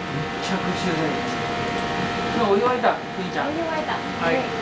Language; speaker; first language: Japanese; native; Japanese